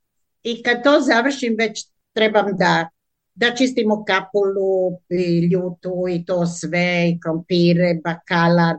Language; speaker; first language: Croatian; native; Croatian